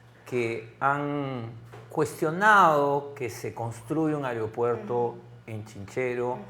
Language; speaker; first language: Spanish; native; Spanish